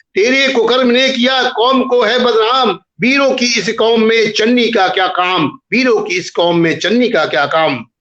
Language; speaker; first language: Hindi; native; Hindi